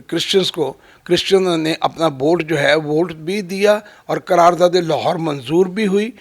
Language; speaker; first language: Urdu; non-native, local second language; Punjabi